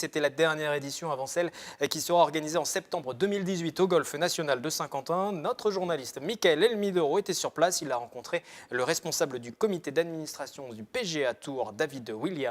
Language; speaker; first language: French; native; French